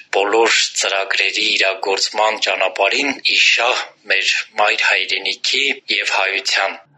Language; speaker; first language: Armenian; native; Armenian